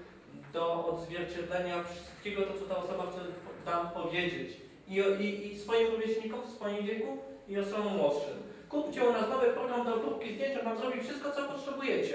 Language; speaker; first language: Polish; native; Polish